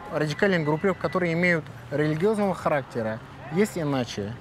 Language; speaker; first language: Russian; non-native, local second language; Tajik